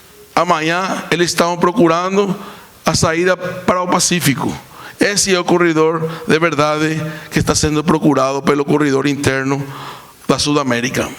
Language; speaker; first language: Portuguese; non-native, fluent; Spanish